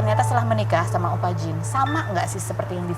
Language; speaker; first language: Indonesian; native; Indonesian